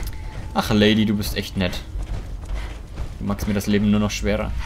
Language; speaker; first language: German; native; German